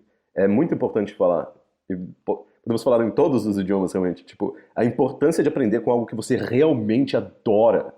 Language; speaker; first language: Portuguese; native; Portuguese